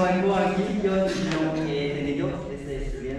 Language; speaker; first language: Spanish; non-native, learner; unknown